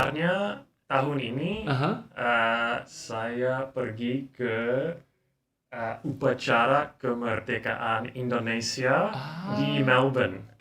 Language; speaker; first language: Indonesian; non-native, learner; English